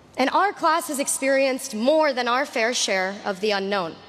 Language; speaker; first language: English; native; English